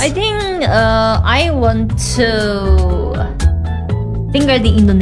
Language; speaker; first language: English; non-native, learner; Indonesian